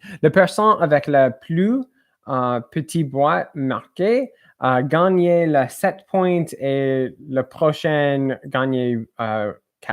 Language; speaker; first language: French; non-native, learner; English